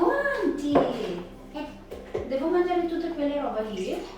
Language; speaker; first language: Italian; non-native, fluent; Filipino